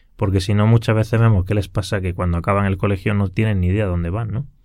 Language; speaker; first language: Spanish; native; Spanish